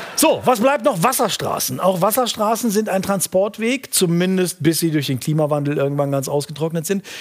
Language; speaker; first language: German; native; German